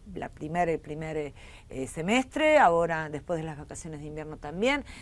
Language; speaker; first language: Spanish; native; Spanish